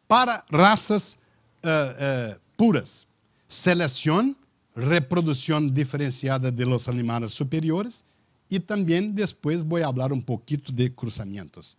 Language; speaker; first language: Spanish; non-native, learner; Portuguese